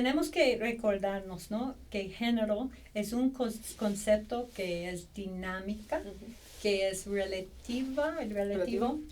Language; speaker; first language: Spanish; non-native, fluent; English